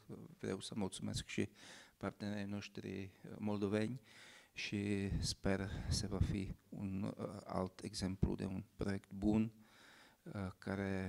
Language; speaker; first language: Romanian; non-native, fluent; Czech